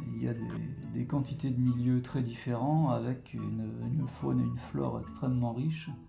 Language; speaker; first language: French; native; French